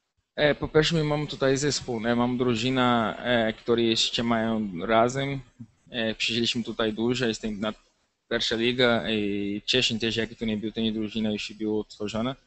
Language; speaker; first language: Polish; non-native, learner; Portuguese